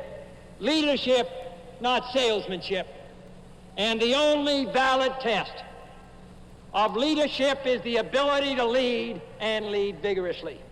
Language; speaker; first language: English; native; English